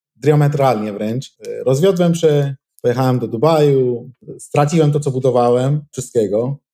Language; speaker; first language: Polish; non-native, fluent; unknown